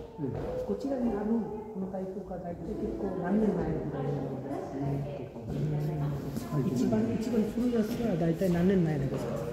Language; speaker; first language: Japanese; non-native, learner; Bangla